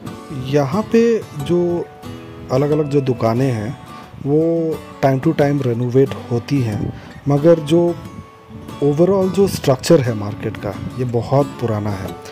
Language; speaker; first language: Hindi; native; Hindi